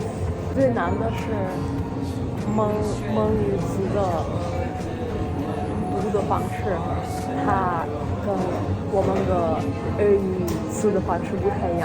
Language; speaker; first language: Chinese; non-native, fluent; Russian